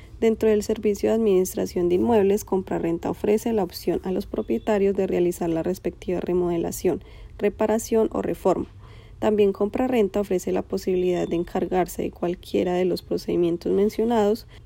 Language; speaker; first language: Spanish; native; Spanish